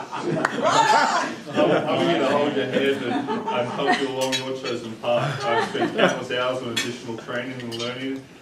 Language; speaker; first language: English; native; English